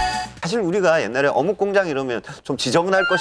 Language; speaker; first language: Korean; native; Korean